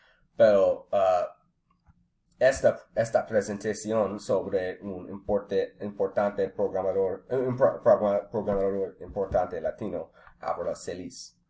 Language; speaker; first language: Spanish; non-native, learner; English